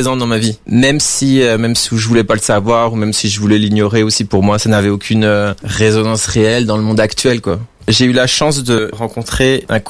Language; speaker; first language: French; native; French